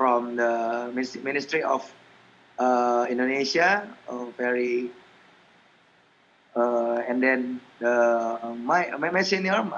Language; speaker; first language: English; non-native, learner; Indonesian